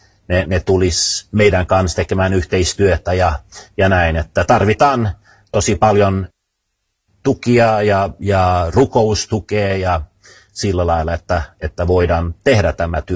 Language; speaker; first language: Finnish; early bilingual, other home language; Swedish